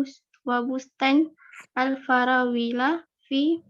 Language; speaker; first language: Arabic; non-native, learner; Malay